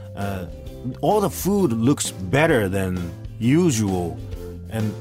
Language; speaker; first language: English; early bilingual, other home language; Japanese